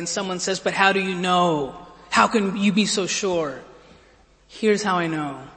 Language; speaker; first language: English; native; English